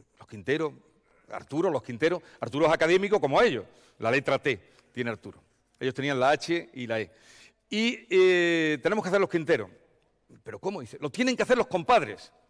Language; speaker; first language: Spanish; native; Spanish